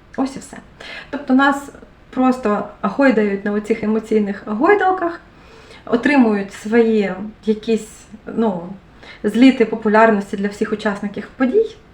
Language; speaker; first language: Ukrainian; native; Ukrainian